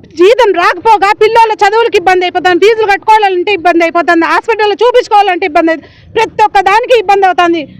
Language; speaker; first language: Telugu; native; Telugu